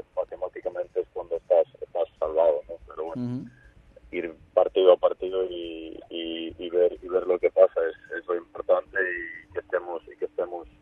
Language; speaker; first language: Spanish; non-native, fluent; Serbian